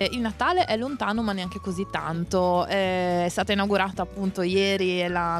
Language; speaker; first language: Italian; native; Italian